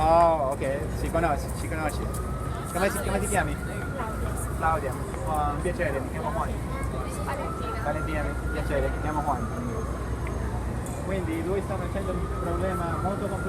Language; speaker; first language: Italian; non-native, learner; Spanish